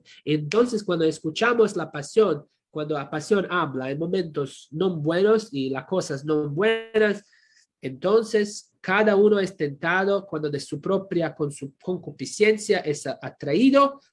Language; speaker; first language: Spanish; non-native, fluent; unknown